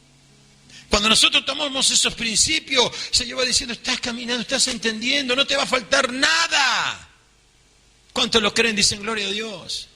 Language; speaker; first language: Spanish; native; Spanish